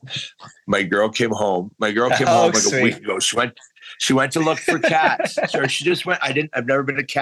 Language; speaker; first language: English; native; English